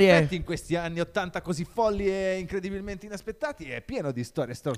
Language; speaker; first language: Italian; native; Italian